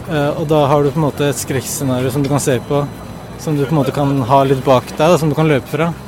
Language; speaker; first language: Norwegian; native; Norwegian